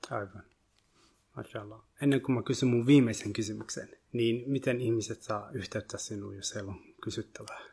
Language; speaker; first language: Finnish; early bilingual, other home language; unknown